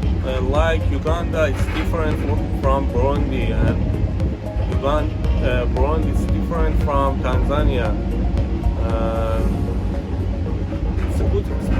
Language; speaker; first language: English; non-native, learner; Persian